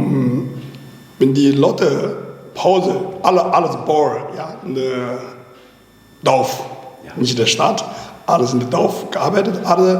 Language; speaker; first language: German; non-native, learner; Chinese